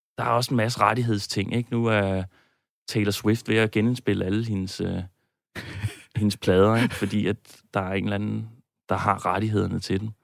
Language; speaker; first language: Danish; native; Danish